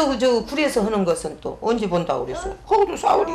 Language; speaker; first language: Korean; native; Korean